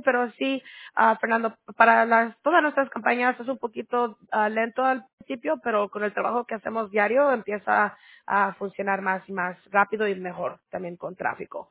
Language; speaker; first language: Spanish; early bilingual, heritage; Spanish